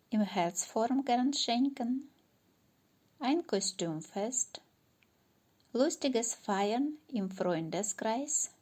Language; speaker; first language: German; non-native, fluent; Ukrainian